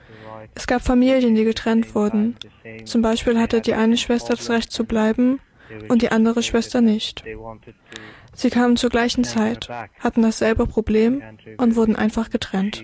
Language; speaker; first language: German; non-native, fluent; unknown